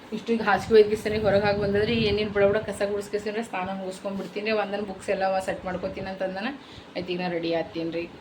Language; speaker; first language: Kannada; native; Kannada